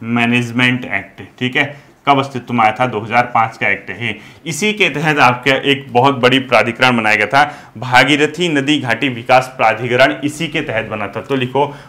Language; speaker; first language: Hindi; native; Hindi